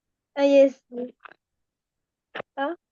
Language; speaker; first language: English; non-native, learner; Korean